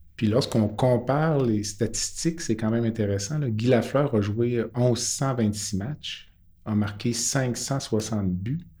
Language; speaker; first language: French; native; French